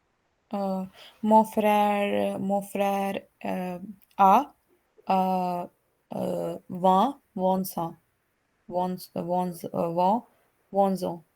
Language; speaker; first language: French; non-native, learner; Hindi